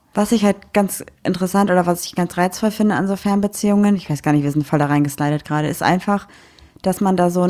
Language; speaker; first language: German; native; German